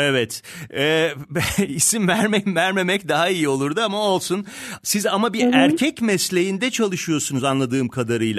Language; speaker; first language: Turkish; native; Turkish